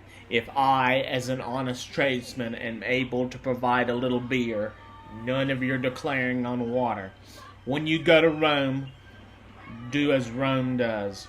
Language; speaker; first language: English; native; English